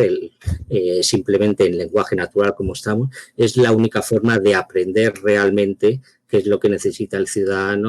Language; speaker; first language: Spanish; native; Spanish